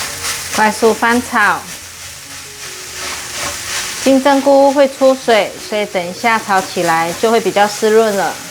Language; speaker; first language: Chinese; native; Chinese